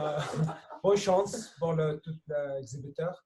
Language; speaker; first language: French; non-native, learner; Arabic